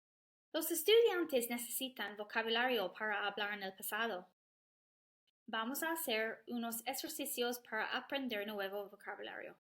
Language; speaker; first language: Spanish; non-native, learner; English